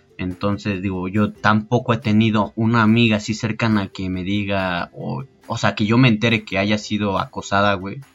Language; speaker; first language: Spanish; native; Spanish